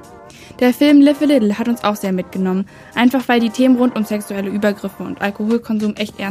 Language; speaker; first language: German; native; German